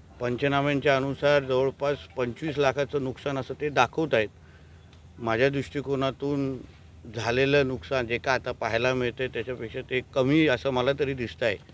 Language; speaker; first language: Marathi; native; Marathi